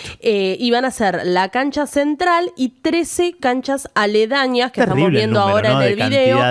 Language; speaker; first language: Spanish; native; Spanish